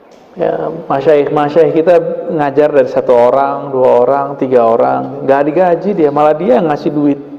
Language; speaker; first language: Indonesian; native; Indonesian